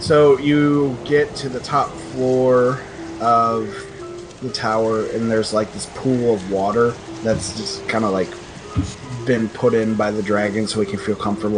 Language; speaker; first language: English; native; English